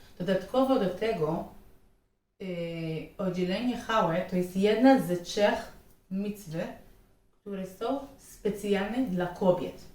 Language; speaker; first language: Polish; non-native, learner; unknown